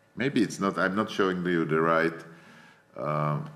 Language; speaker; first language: English; non-native, fluent; Czech